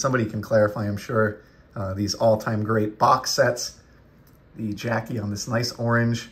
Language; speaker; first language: English; native; English